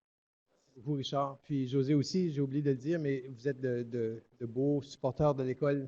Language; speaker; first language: French; native; French